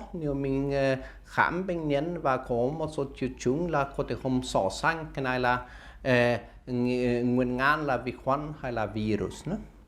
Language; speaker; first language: Vietnamese; non-native, learner; Swedish